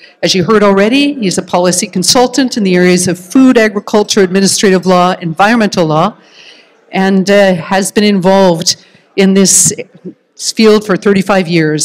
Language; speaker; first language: English; native; English